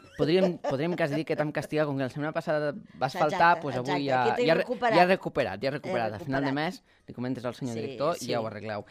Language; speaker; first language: Catalan; native; Catalan